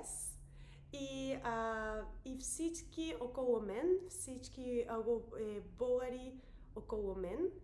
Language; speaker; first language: Bulgarian; non-native, learner; Spanish